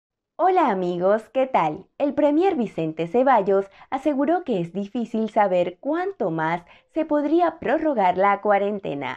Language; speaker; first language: Spanish; native; Spanish